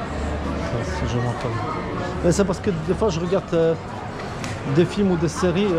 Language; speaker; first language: French; early bilingual, other home language; Polish